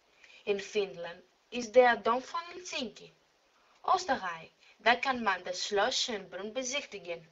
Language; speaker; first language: German; non-native, learner; Greek